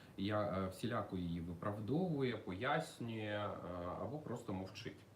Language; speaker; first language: Ukrainian; non-native, local second language; Russian